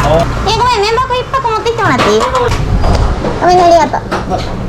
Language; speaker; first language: Japanese; native; Japanese